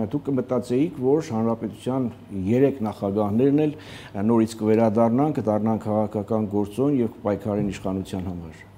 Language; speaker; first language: Armenian; native; Armenian